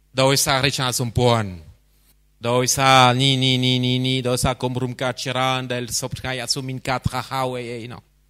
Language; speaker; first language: Khmer; non-native, fluent; French